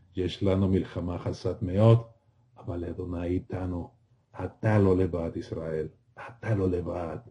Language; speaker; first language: Hebrew; non-native, learner; Spanish